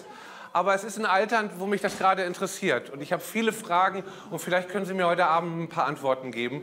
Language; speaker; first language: German; native; German